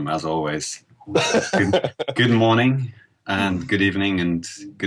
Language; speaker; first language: English; native; English